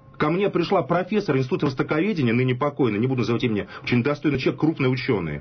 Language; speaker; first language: Russian; native; Russian